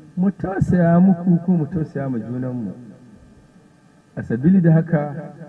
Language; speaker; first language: Hausa; native; Hausa